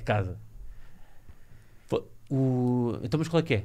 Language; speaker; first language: Portuguese; native; Portuguese